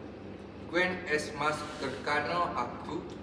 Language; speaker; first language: Spanish; non-native, learner; Malay